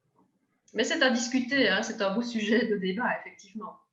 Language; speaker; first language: French; native; French